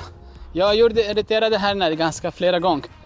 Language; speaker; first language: Swedish; non-native, learner; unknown